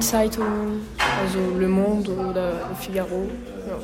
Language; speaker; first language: German; non-native, learner; French